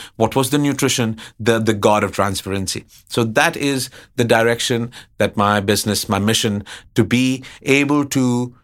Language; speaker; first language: English; non-native, local second language; Hindi